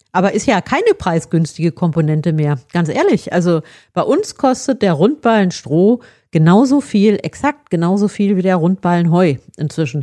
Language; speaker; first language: German; native; German